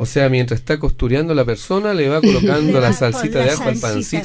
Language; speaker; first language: Spanish; native; Spanish